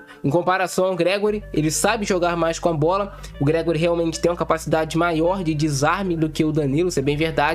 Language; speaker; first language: Portuguese; native; Portuguese